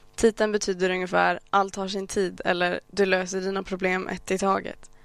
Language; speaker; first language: Swedish; early bilingual, other home language; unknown